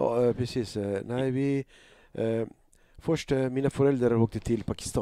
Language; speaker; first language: Swedish; non-native, learner; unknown